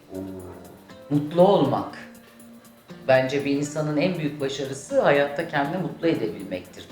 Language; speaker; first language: Turkish; native; Turkish